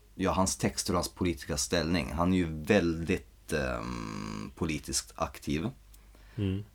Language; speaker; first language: Swedish; native; Swedish